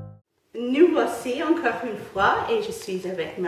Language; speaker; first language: French; non-native, learner; English